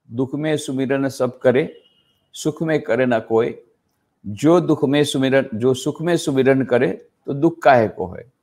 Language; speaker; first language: Hindi; non-native, local second language; Gujarati